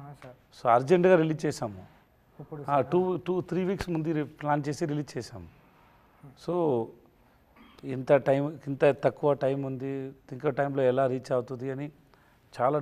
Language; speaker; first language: Telugu; non-native, local second language; Tamil